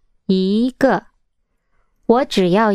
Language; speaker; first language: Chinese; non-native, learner; English